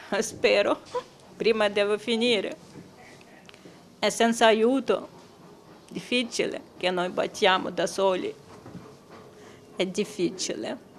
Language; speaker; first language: Italian; non-native, learner; Ukrainian